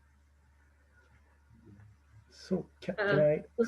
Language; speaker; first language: English; non-native, fluent; Japanese